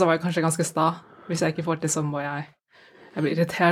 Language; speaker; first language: Norwegian; non-native, fluent; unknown